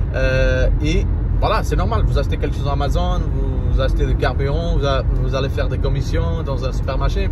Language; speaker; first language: French; non-native, learner; Portuguese